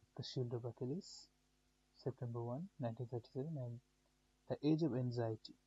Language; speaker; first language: English; non-native, local second language; Bangla